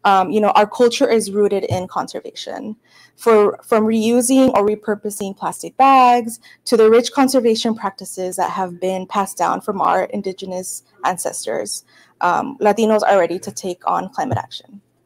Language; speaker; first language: English; early bilingual, other home language; Spanish